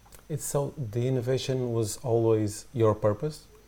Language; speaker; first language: English; non-native, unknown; Portuguese